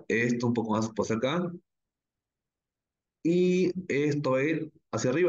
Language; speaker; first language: Spanish; native; Spanish